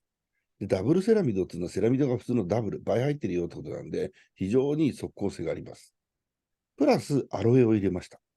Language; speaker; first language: Japanese; native; Japanese